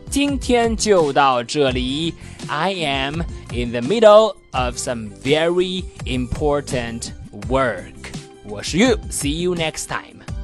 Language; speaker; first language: English; non-native, fluent; Chinese